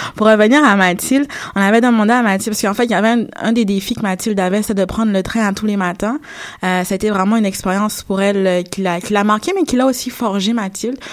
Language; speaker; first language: French; native; French